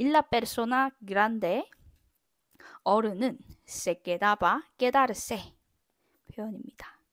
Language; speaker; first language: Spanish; non-native, fluent; Korean